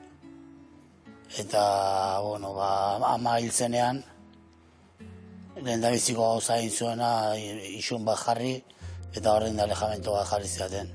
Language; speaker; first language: Basque; native; Basque